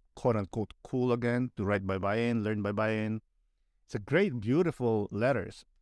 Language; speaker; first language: English; non-native, local second language; Filipino